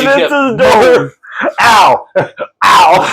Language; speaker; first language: English; native; English